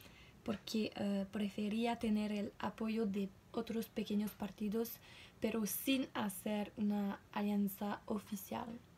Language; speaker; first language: Spanish; non-native, learner; French